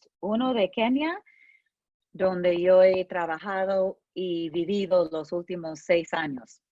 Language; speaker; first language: Spanish; non-native, fluent; English